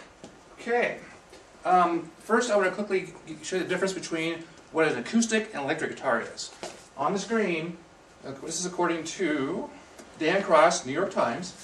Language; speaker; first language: English; native; English